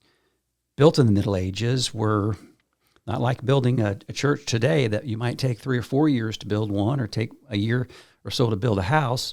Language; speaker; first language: English; native; English